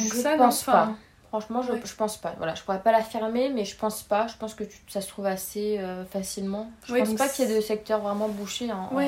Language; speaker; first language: French; native; French